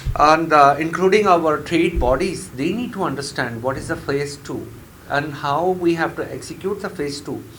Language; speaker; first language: English; non-native, local second language; Urdu